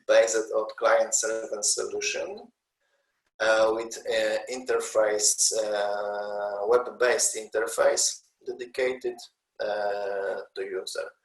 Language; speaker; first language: English; non-native, learner; Polish